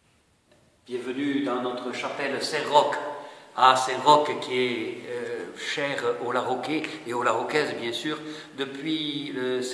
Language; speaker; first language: French; native; French